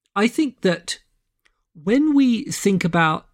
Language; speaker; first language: English; native; English